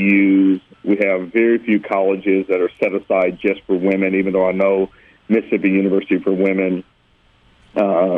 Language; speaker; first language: English; native; English